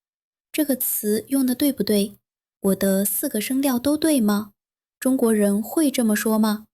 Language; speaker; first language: Chinese; non-native, fluent; Vietnamese